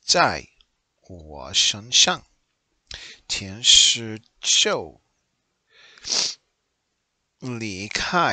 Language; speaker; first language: Chinese; non-native, learner; English